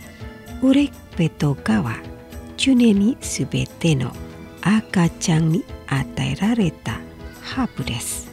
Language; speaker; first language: Japanese; non-native, fluent; Indonesian